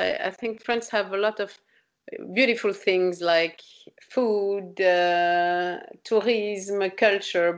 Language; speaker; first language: English; non-native, fluent; French